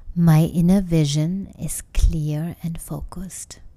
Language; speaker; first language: English; non-native, fluent; German